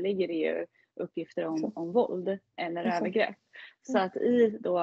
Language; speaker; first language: Swedish; native; Swedish